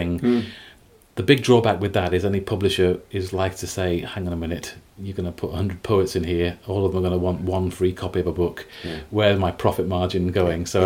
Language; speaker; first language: English; native; English